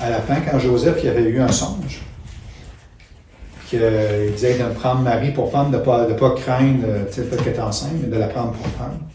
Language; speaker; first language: French; native; French